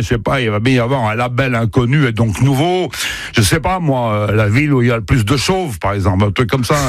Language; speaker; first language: French; native; French